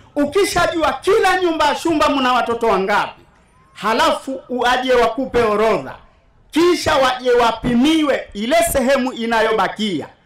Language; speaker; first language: Swahili; native; Swahili